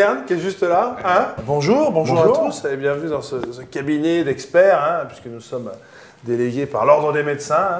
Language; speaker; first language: French; native; French